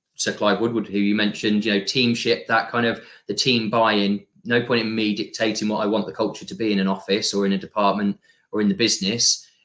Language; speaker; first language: English; native; English